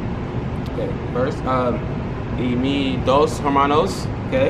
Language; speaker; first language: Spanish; non-native, learner; English